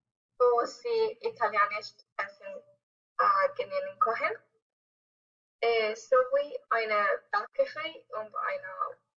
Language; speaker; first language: German; non-native, learner; Spanish